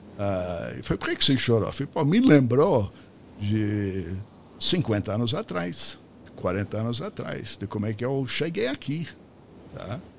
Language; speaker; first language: Portuguese; non-native, fluent; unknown